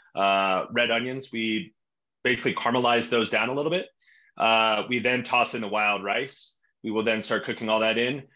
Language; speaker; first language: English; native; English